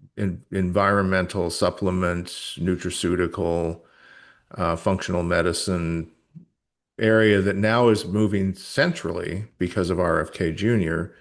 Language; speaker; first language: English; native; English